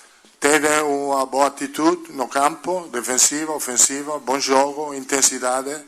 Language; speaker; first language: Portuguese; non-native, learner; Italian